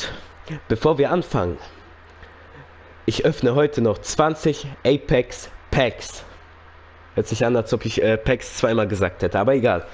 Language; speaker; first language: German; native; German